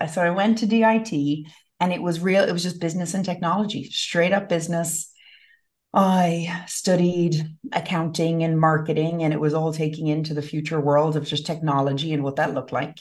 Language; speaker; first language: English; native; English